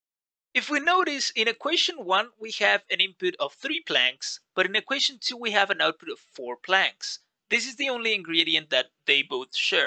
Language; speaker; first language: English; non-native, fluent; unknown